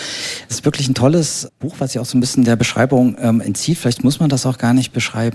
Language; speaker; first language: German; native; German